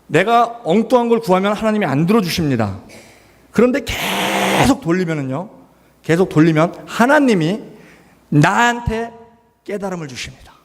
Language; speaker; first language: Korean; native; Korean